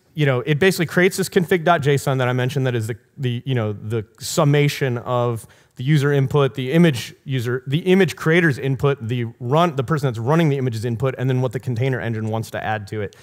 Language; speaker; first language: English; native; English